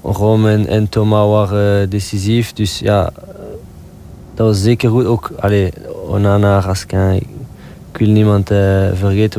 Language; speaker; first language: Dutch; non-native, local second language; French